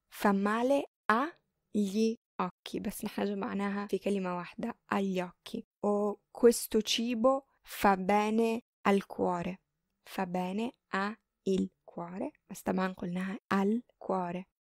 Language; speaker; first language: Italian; non-native, fluent; Arabic